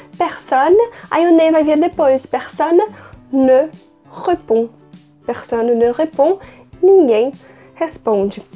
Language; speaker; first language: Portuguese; native; Portuguese